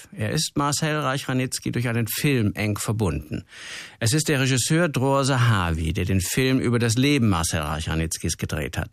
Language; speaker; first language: German; native; German